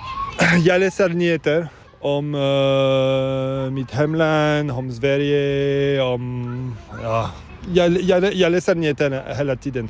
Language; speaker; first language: Swedish; non-native, learner; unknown